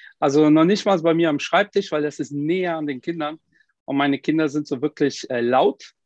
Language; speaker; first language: German; early bilingual, other home language; Portuguese